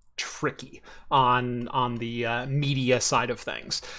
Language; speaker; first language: English; native; English